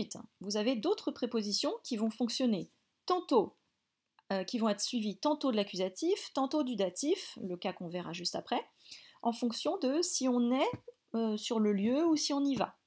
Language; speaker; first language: French; native; French